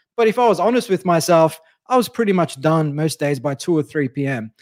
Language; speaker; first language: English; native; English